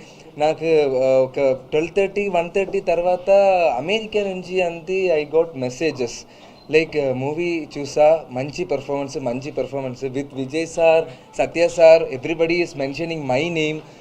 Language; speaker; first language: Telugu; non-native, learner; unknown